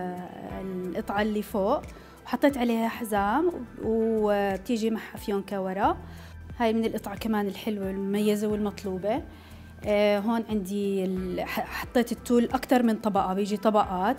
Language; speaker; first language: Arabic; native; Arabic